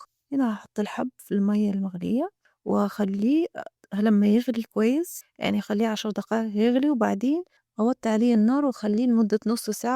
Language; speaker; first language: Arabic; native; Arabic